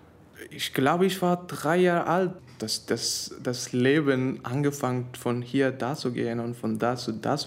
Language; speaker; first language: German; non-native, learner; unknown